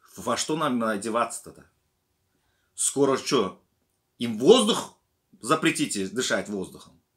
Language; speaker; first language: Russian; non-native, local second language; Turkmen